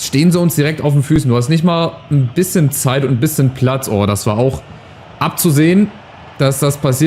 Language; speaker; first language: German; native; German